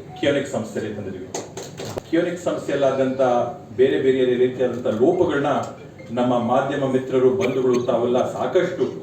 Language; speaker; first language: Kannada; native; Kannada